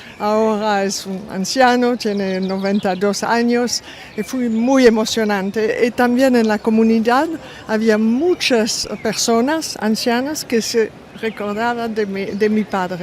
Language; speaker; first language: Spanish; non-native, fluent; French